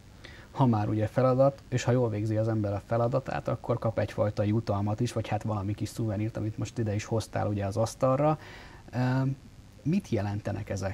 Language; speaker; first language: Hungarian; native; Hungarian